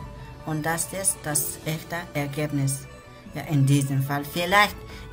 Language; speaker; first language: German; non-native, learner; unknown